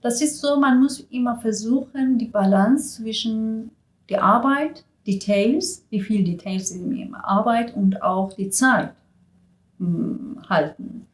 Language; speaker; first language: German; non-native, learner; Persian